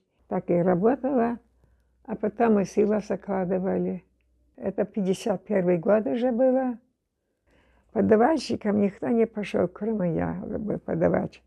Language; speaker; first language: Russian; non-native, local second language; German